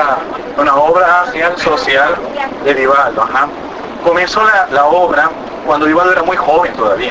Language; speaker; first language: Spanish; native; Spanish